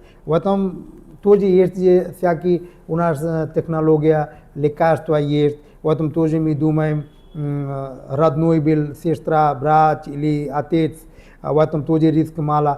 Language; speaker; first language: Russian; non-native, learner; Hindi